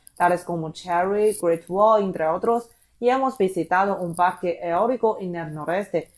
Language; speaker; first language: Spanish; non-native, fluent; Chinese